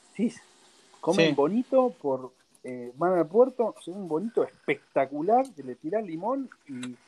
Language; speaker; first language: Spanish; native; Spanish